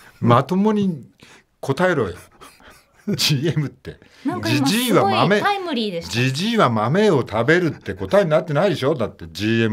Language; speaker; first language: Japanese; native; Japanese